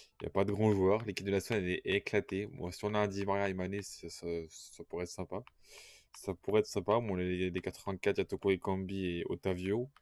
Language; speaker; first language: French; native; French